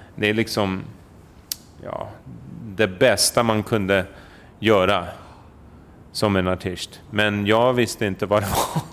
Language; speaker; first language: Swedish; early bilingual, heritage; Swedish